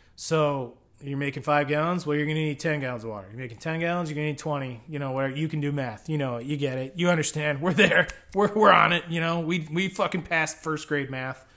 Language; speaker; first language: English; native; English